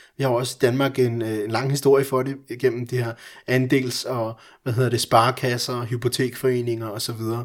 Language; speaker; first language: Danish; early bilingual, other home language; Persian